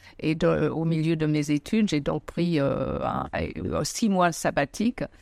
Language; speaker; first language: French; non-native, fluent; German